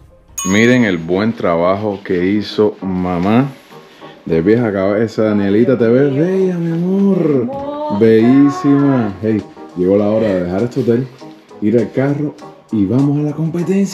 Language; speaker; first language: Spanish; native; Spanish